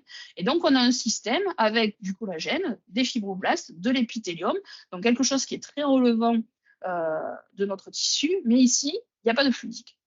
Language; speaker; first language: French; native; French